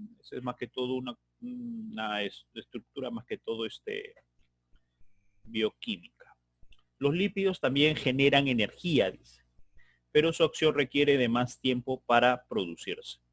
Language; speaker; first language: Spanish; native; Spanish